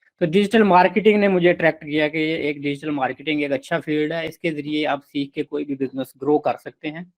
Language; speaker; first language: Urdu; non-native, local second language; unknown